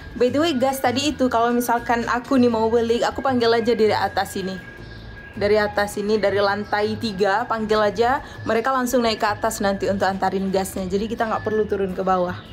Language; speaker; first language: Indonesian; native; Indonesian